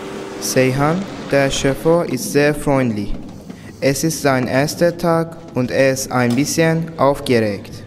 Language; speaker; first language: German; non-native, learner; Turkish